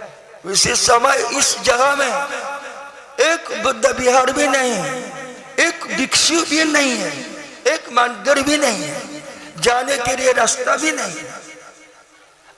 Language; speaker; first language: Hindi; non-native, learner; Japanese